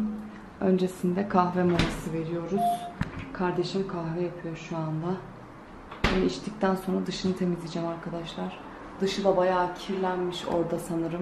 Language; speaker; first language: Turkish; native; Turkish